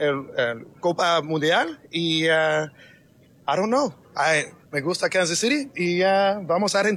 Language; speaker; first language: Spanish; non-native, learner; English